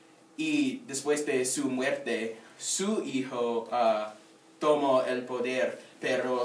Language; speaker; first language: Spanish; non-native, learner; English